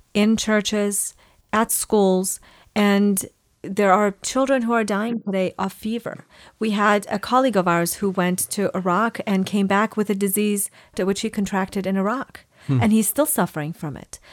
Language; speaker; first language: English; non-native, fluent; Persian